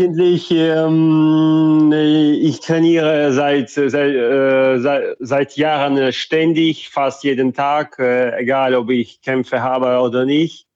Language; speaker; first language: German; non-native, fluent; Russian